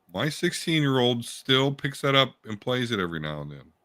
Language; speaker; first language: English; native; English